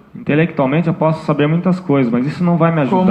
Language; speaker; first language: Portuguese; native; Portuguese